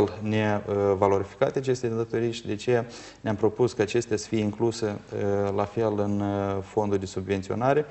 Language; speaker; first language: Romanian; native; Romanian